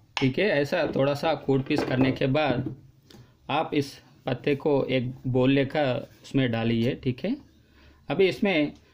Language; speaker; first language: Hindi; non-native, local second language; Telugu